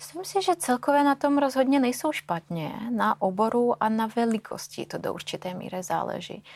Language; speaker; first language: Czech; native; Czech